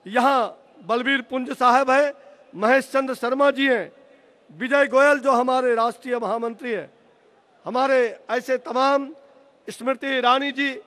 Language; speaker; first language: Hindi; native; Hindi